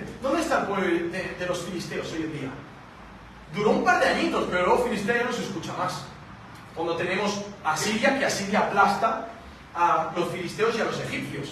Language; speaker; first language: Spanish; native; Spanish